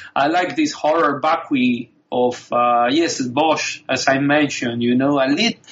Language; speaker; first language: English; non-native, fluent; Spanish